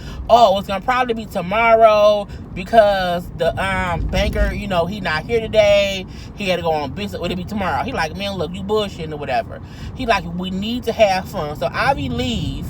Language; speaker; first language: English; native; English